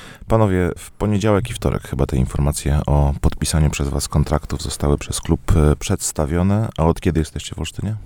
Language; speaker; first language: Polish; native; Polish